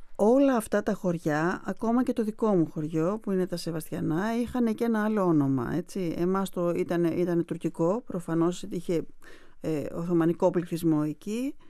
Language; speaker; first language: Greek; native; Greek